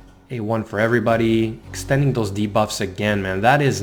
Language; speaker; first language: English; native; English